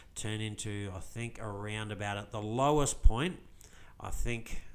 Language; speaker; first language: English; native; English